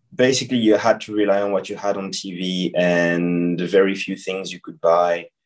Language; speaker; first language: English; non-native, fluent; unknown